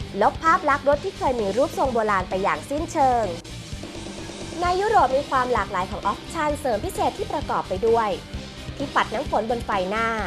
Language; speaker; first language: Thai; native; Thai